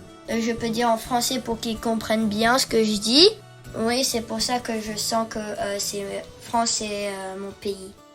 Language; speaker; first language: French; early bilingual, heritage; French